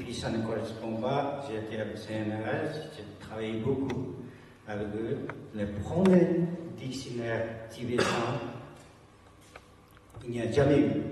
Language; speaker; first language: French; non-native, fluent; Tibetan